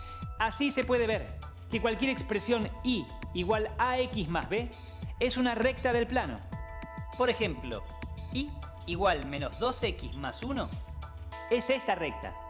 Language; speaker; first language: Spanish; native; Spanish